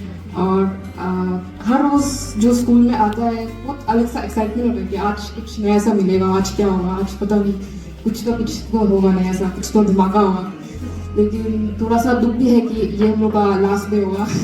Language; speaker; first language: Hindi; non-native, local second language; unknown